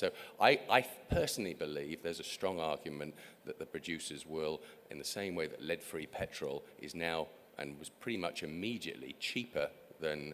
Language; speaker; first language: English; native; English